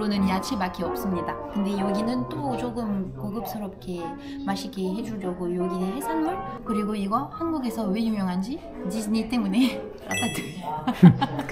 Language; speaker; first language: Korean; non-native, fluent; French